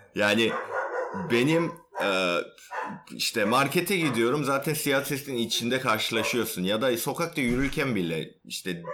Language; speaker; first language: Turkish; non-native, fluent; Korean